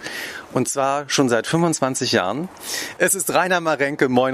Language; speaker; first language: German; native; German